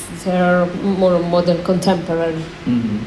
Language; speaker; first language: English; non-native, learner; Macedonian